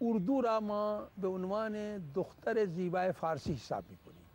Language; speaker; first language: Persian; non-native, fluent; Urdu